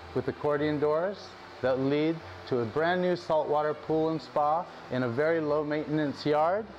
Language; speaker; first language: English; native; English